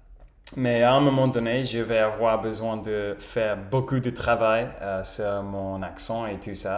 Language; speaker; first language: French; non-native, learner; English